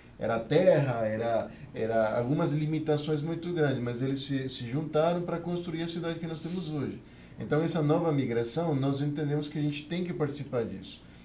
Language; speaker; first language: Portuguese; non-native, fluent; Spanish